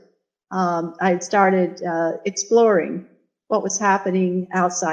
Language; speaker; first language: English; native; English